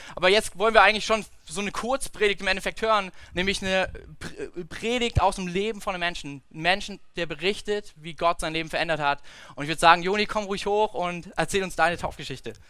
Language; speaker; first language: German; native; German